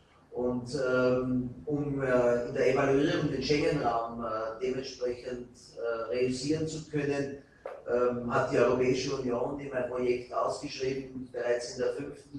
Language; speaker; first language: German; native; German